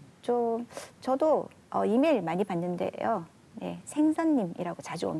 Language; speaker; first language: Korean; native; Korean